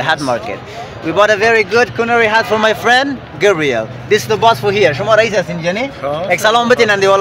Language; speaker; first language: English; non-native, fluent; Persian